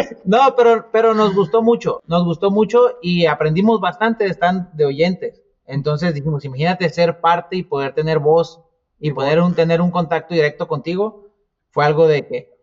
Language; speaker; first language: Spanish; native; Spanish